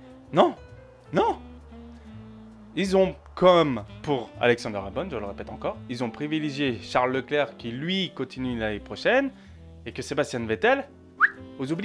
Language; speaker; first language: French; native; French